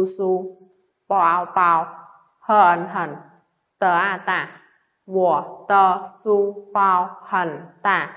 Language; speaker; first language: Chinese; non-native, fluent; Khmer